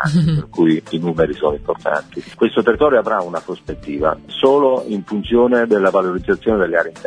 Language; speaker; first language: Italian; native; Italian